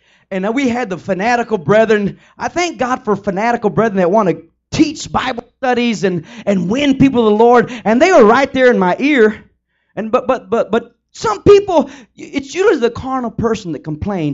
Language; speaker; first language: English; early bilingual, other home language; Spanish